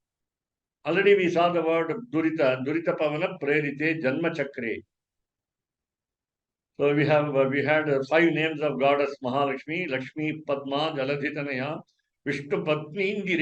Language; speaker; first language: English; non-native, local second language; Tamil